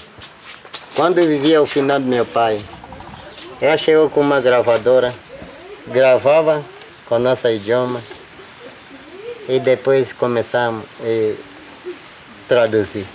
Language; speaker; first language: Portuguese; non-native, local second language; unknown